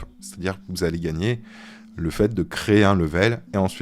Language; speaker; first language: French; native; French